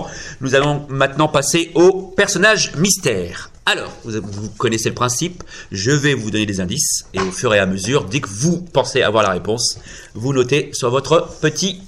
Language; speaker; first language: French; native; French